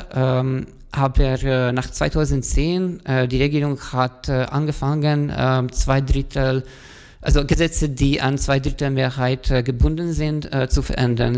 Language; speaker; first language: German; non-native, fluent; Hungarian